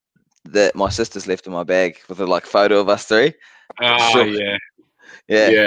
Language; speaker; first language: English; native; English